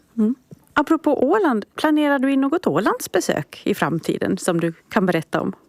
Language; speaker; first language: Swedish; native; Swedish